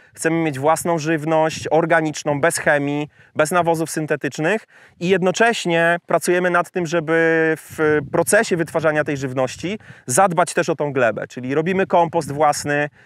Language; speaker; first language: Polish; native; Polish